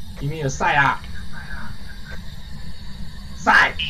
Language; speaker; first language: Chinese; native; Chinese